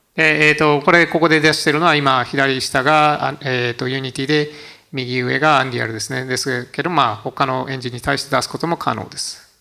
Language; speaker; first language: Japanese; native; Japanese